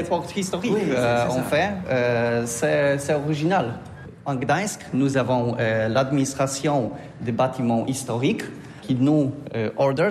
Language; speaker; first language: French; non-native, learner; Polish